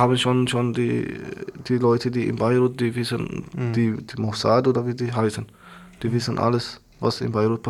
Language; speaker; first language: German; non-native, learner; Arabic